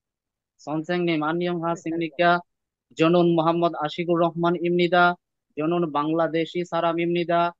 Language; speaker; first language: Korean; non-native, learner; Bangla